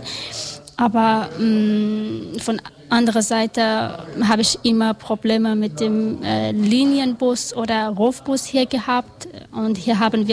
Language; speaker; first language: German; non-native, learner; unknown